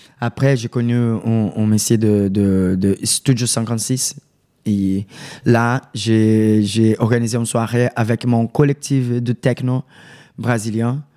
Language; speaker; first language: French; non-native, learner; Portuguese